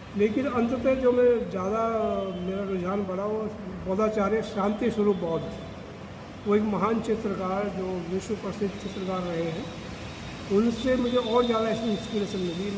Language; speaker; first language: Hindi; native; Hindi